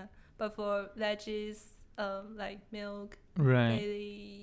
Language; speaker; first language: English; non-native, fluent; Chinese